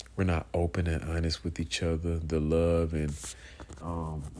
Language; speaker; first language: English; native; English